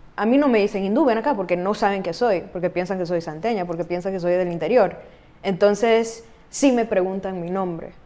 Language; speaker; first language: Spanish; native; Spanish